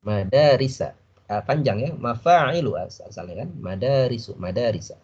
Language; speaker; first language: Indonesian; native; Indonesian